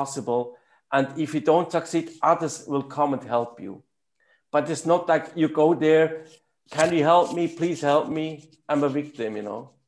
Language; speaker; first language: English; non-native, fluent; German